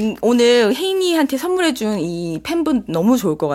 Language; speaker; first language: Korean; native; Korean